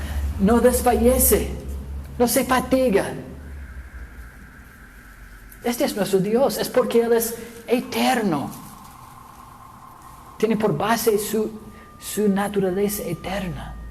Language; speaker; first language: Spanish; non-native, fluent; English